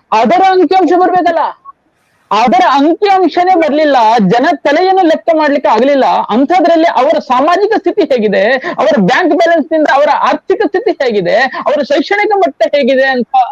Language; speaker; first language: Kannada; non-native, local second language; Konkani